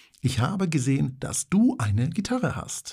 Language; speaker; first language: German; non-native, fluent; Polish